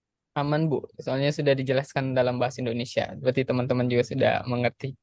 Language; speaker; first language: Indonesian; native; Indonesian